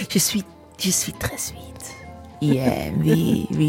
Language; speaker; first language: French; non-native, learner; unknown